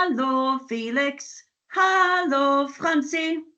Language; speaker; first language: German; non-native, fluent; English